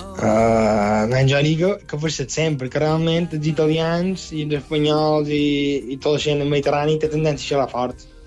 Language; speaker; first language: Catalan; native; Catalan